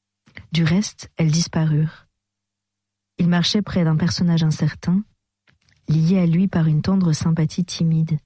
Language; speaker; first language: French; native; French